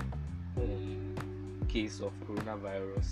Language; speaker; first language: English; non-native, local second language; Akan